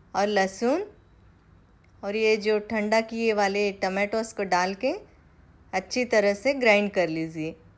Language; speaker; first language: Hindi; non-native, local second language; Telugu